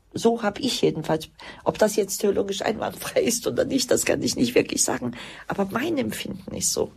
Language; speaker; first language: German; early bilingual, other home language; Croatian